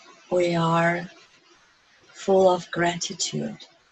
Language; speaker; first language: English; non-native, fluent; Slovenian